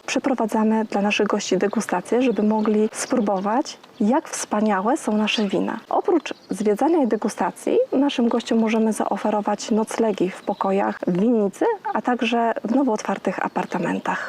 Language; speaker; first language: Polish; native; Polish